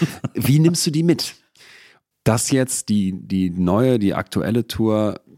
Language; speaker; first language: German; native; German